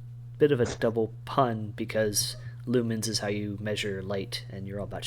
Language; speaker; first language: English; native; English